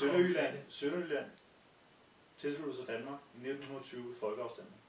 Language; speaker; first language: Danish; native; Danish